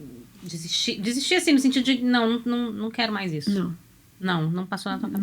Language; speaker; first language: Portuguese; native; Portuguese